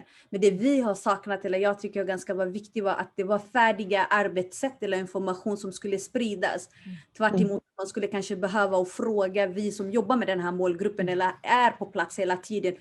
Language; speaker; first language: Swedish; early bilingual, other home language; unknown